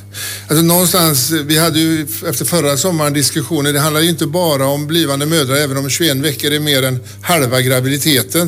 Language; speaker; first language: Swedish; native; Swedish